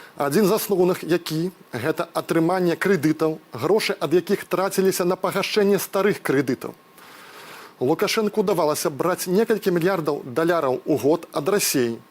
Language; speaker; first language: Belarusian; non-native, local second language; Russian